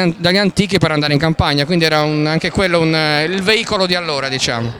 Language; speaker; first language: Italian; native; Italian